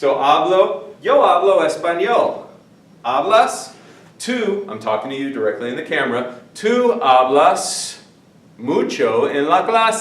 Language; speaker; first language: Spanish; non-native, fluent; English